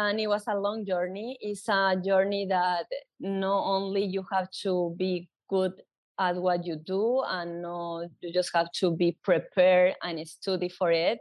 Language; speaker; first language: English; non-native, fluent; Spanish